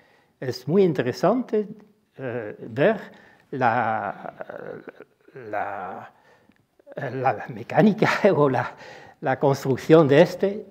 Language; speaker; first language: Spanish; non-native, fluent; Dutch